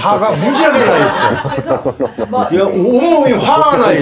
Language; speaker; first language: Korean; native; Korean